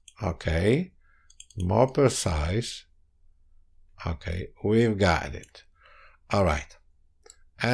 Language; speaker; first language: English; non-native, fluent; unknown